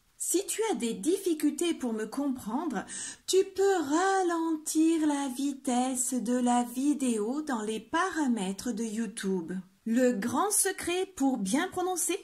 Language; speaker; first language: French; native; French